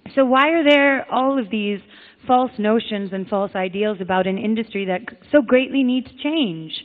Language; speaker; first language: English; native; English